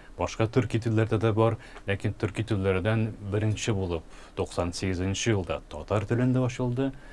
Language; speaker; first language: Tatar; early bilingual, heritage; Tatar